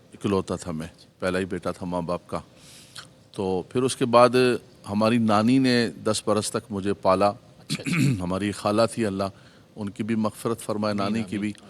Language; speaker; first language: Urdu; non-native, local second language; Punjabi